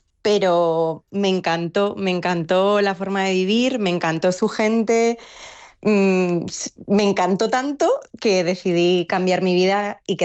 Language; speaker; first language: Spanish; native; Spanish